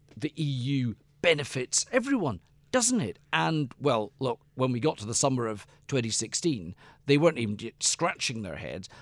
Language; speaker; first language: English; native; English